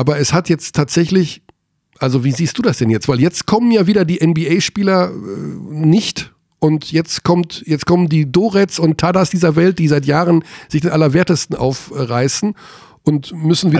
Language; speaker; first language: German; native; German